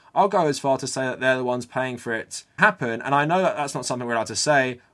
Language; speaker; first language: English; native; English